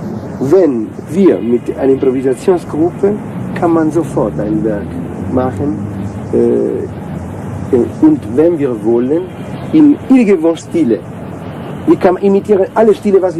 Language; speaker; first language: German; non-native, learner; Italian